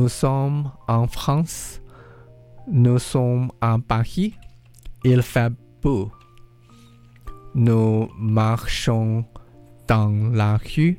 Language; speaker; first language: French; non-native, learner; English